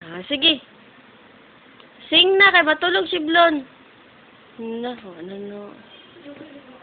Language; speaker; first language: Filipino; non-native, local second language; Cebuano